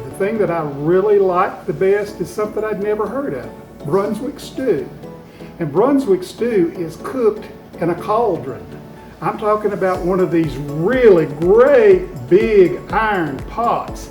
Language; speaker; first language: English; native; English